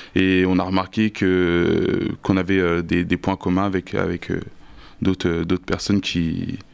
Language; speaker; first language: French; native; French